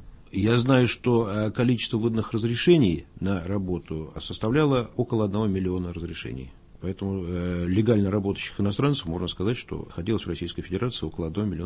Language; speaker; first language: Russian; native; Russian